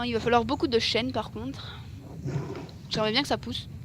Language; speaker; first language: French; native; French